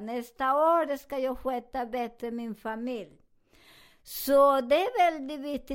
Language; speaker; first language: Swedish; non-native, fluent; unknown